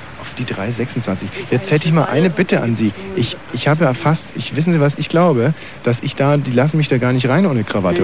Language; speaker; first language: German; native; German